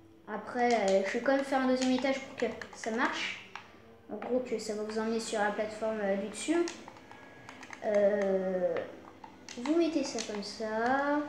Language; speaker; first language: French; native; French